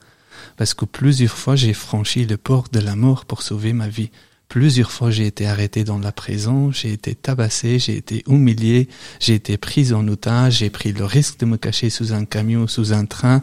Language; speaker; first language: French; non-native, fluent; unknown